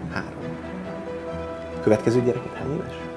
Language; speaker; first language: Hungarian; native; Hungarian